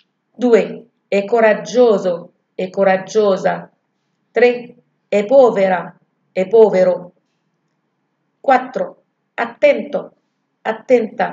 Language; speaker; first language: Italian; non-native, learner; Arabic